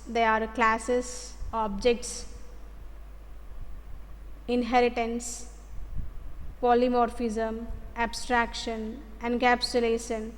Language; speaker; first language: English; non-native, local second language; Telugu